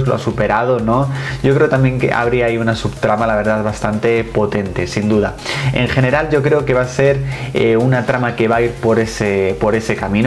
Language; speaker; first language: Spanish; native; Spanish